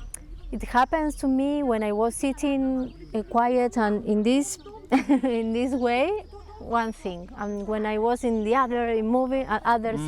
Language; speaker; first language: English; non-native, learner; Spanish